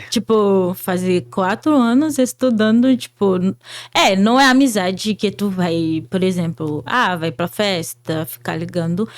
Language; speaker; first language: Portuguese; non-native, fluent; Haitian Creole